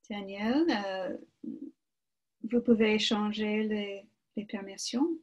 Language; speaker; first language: French; non-native, learner; English